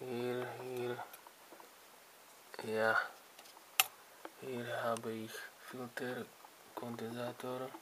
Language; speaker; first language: German; non-native, learner; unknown